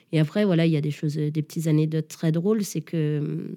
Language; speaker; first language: French; early bilingual, other home language; Danish